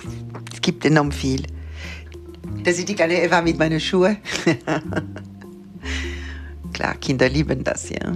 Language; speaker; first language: German; non-native, fluent; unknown